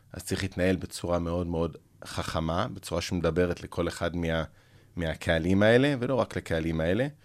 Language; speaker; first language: Hebrew; early bilingual, other home language; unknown